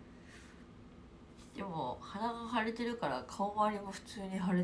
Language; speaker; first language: Japanese; native; Japanese